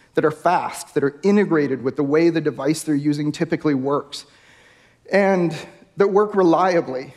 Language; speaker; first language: English; native; English